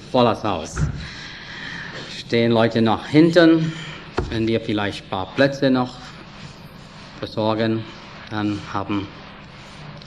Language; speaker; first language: German; non-native, fluent; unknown